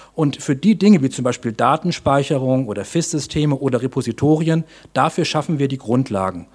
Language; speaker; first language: German; native; German